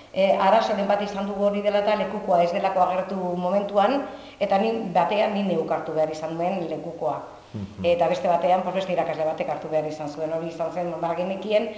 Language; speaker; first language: Basque; non-native, local second language; Spanish